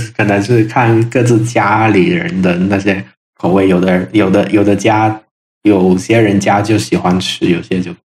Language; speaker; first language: Chinese; non-native, local second language; Min Nan Chinese